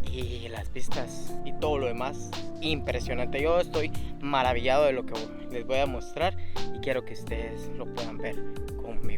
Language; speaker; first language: Spanish; native; Spanish